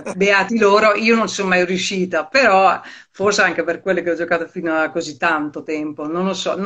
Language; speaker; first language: Italian; non-native, fluent; Dutch